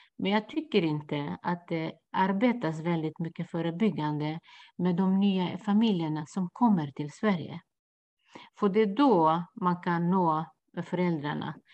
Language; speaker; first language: Swedish; non-native, fluent; Kurdish